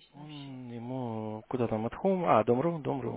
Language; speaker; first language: Russian; native; Russian